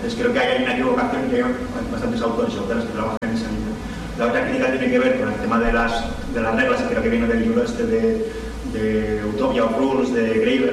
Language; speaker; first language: Spanish; native; Spanish